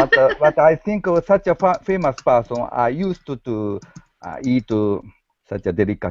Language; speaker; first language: English; non-native, learner; Japanese